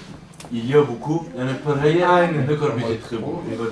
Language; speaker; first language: French; non-native, learner; Kurdish